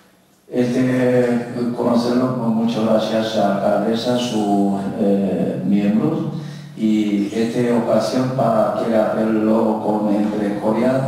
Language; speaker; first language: Spanish; non-native, learner; Korean